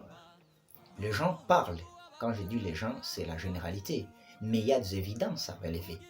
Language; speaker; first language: French; non-native, local second language; Swahili